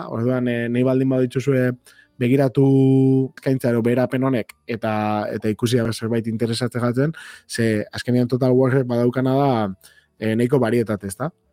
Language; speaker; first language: Basque; native; Basque